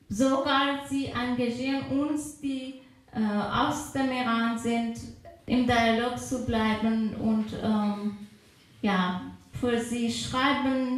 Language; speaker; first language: German; non-native, fluent; Persian